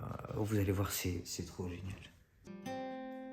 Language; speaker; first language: French; native; French